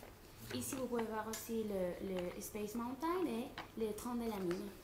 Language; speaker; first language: French; non-native, fluent; Spanish